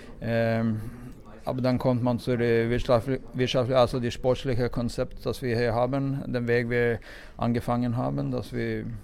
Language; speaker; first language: German; non-native, fluent; Swedish